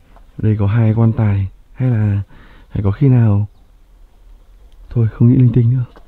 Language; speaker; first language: Vietnamese; native; Vietnamese